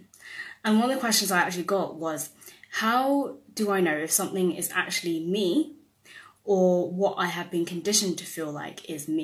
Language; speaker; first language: English; native; English